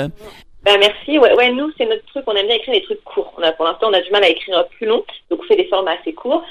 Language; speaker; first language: French; native; French